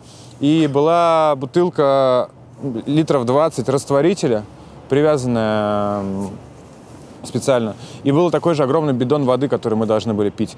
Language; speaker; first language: Russian; native; Russian